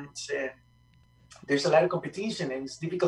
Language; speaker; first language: English; non-native, fluent; Spanish